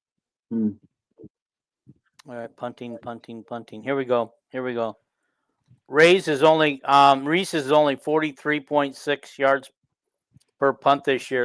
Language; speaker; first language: English; native; English